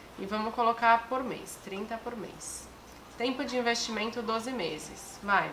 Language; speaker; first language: Portuguese; native; Portuguese